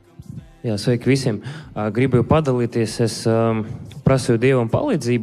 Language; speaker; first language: Latvian; non-native, local second language; Russian